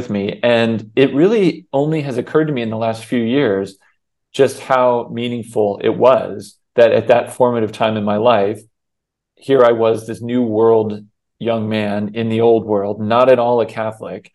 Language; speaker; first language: English; native; English